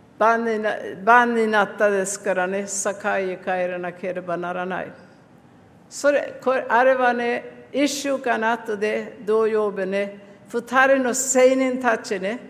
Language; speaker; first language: Japanese; non-native, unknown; Swedish